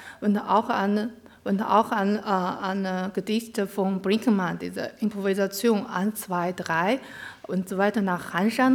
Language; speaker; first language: German; non-native, learner; Chinese